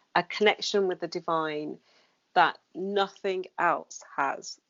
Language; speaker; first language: English; native; English